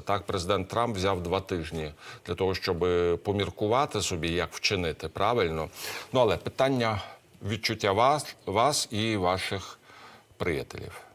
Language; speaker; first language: Ukrainian; native; Ukrainian